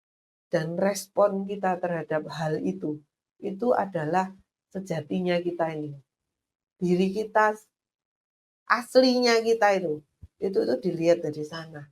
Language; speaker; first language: Indonesian; native; Indonesian